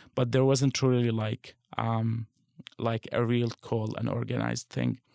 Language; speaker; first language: English; non-native, fluent; Arabic